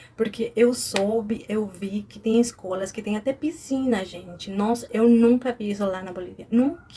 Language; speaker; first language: Portuguese; non-native, fluent; Spanish